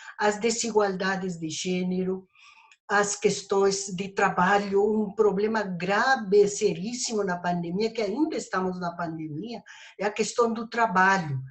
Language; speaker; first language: Portuguese; non-native, fluent; Spanish